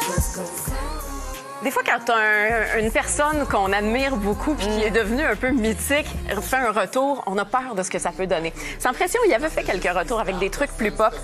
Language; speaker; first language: French; native; French